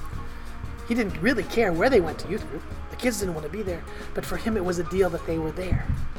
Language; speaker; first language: English; native; English